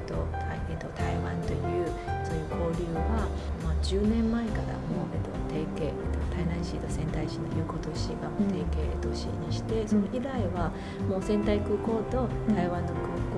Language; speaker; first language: Japanese; non-native, fluent; Chinese